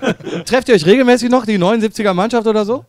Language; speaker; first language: German; native; German